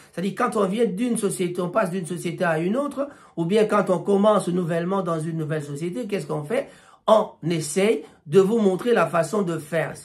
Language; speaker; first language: French; non-native, local second language; Lingala